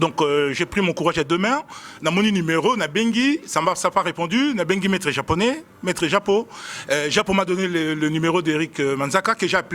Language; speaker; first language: French; non-native, local second language; Lingala